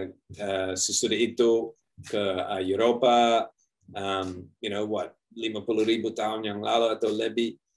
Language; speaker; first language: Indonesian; non-native, learner; English